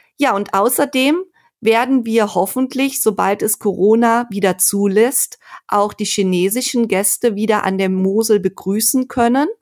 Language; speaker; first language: German; native; German